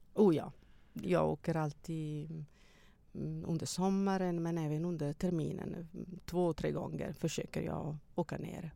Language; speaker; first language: Swedish; non-native, fluent; Italian